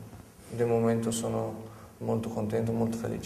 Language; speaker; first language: Italian; non-native, fluent; Portuguese